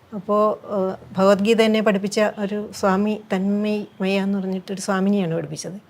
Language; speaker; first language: Malayalam; native; Malayalam